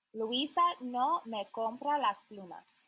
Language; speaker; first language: Spanish; non-native, learner; English